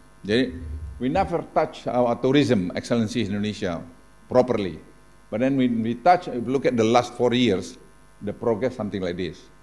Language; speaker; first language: English; non-native, fluent; Indonesian